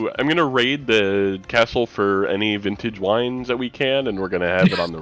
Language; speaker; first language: English; native; English